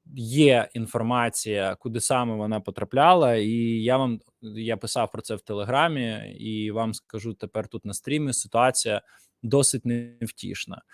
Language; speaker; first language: Ukrainian; native; Ukrainian